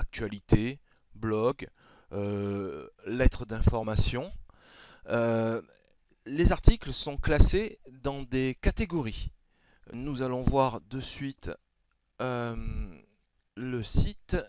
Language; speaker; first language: French; native; French